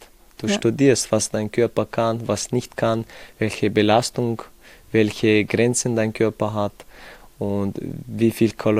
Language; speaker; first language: German; non-native, fluent; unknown